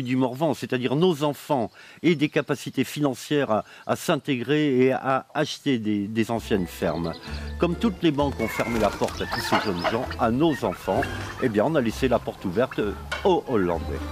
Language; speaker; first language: French; native; French